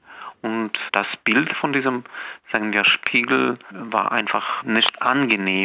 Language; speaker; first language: German; non-native, fluent; Belarusian